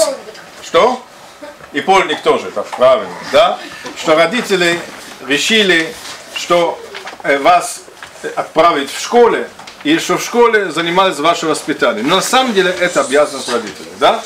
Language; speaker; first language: Russian; non-native, fluent; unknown